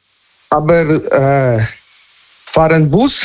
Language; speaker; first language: German; non-native, learner; Polish